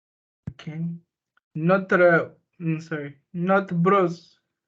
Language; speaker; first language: French; non-native, learner; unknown